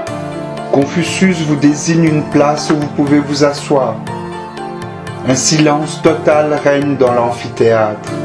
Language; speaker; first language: French; native; French